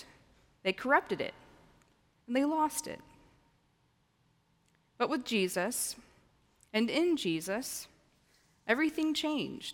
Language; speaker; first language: English; native; English